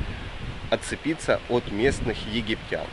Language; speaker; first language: Russian; native; Russian